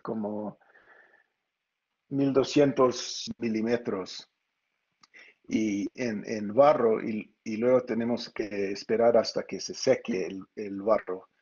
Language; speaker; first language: Spanish; early bilingual, heritage; Spanish